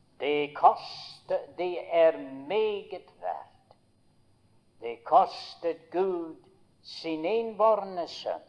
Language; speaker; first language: Norwegian; early bilingual, heritage; Norwegian